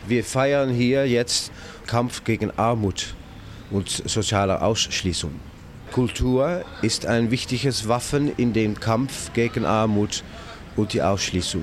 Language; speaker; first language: German; non-native, fluent; Dutch